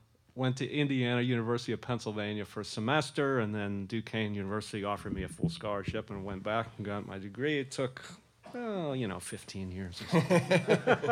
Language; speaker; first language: English; native; English